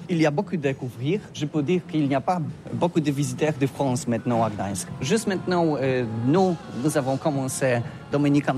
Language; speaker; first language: French; non-native, learner; Polish